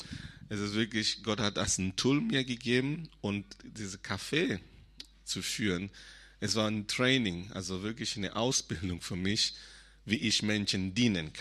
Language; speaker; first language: German; non-native, fluent; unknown